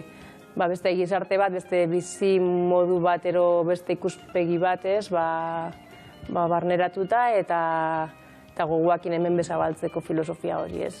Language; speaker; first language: Basque; native; Basque